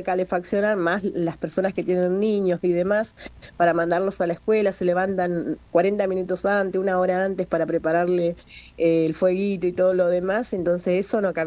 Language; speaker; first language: Spanish; native; Spanish